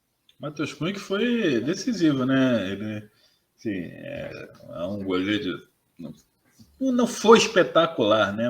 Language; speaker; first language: Portuguese; native; Portuguese